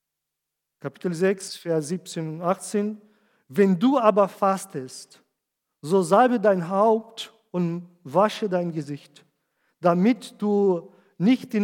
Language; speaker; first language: German; non-native, fluent; Portuguese